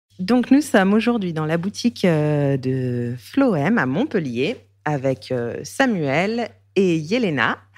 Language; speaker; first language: French; native; French